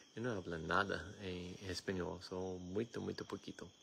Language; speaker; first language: Portuguese; non-native, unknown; English